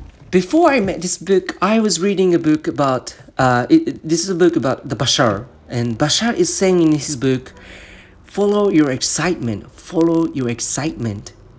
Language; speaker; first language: English; non-native, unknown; Japanese